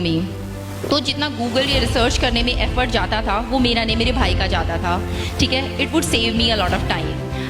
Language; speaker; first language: Hindi; native; Hindi